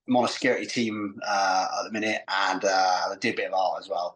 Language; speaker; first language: English; native; English